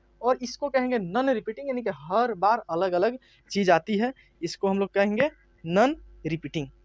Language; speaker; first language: Hindi; native; Hindi